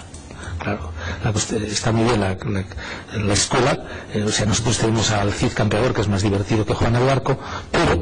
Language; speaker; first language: Spanish; native; Spanish